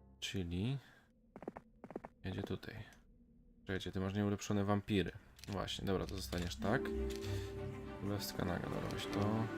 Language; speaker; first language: Polish; native; Polish